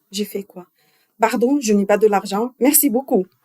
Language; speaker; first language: French; non-native, learner; Arabic